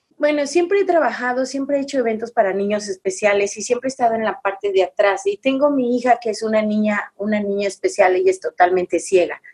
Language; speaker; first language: Spanish; native; Spanish